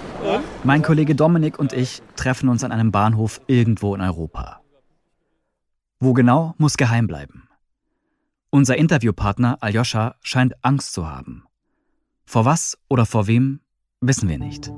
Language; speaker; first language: German; native; German